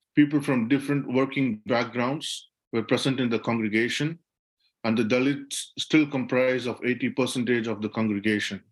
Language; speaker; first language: English; non-native, local second language; Tamil